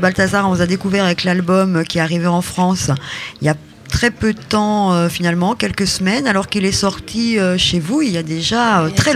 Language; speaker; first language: French; native; French